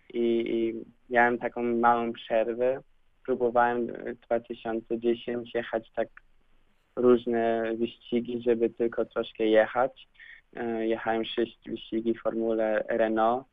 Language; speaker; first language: Polish; early bilingual, heritage; Polish